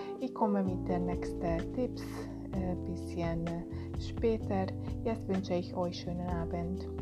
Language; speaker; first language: German; non-native, learner; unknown